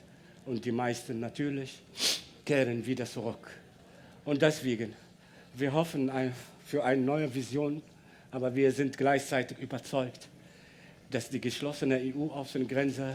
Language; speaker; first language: German; non-native, learner; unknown